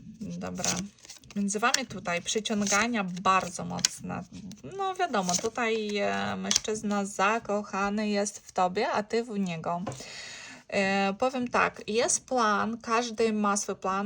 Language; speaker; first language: Polish; non-native, learner; Ukrainian